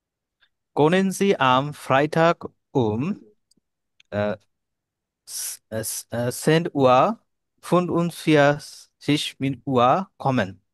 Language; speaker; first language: German; non-native, learner; Bangla